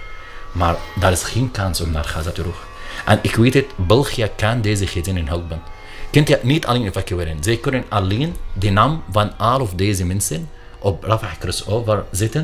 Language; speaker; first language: Dutch; non-native, learner; Arabic